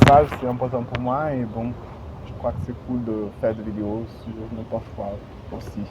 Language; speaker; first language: French; non-native, fluent; Portuguese